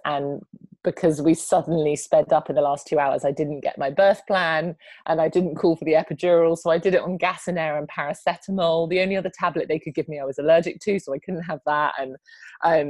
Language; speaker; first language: English; native; English